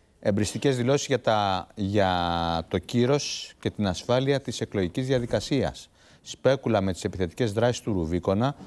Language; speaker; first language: Greek; native; Greek